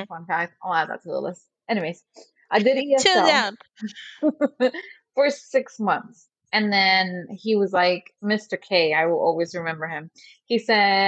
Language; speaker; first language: English; non-native, fluent; Spanish